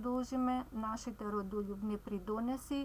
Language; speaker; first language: Macedonian; native; Macedonian